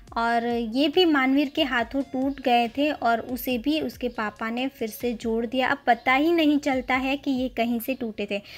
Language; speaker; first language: Hindi; non-native, local second language; Gujarati